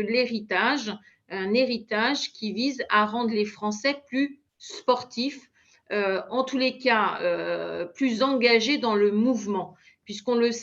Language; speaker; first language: French; native; French